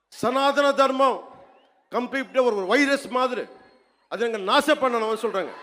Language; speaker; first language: Tamil; non-native, learner; Telugu